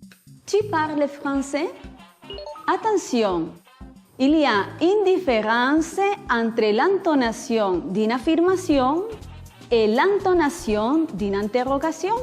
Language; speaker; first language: French; non-native, fluent; Spanish